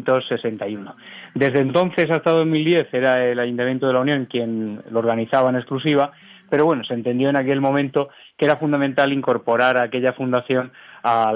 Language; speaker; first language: Spanish; native; Spanish